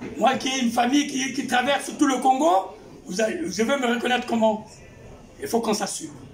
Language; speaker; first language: French; non-native, local second language; Kongo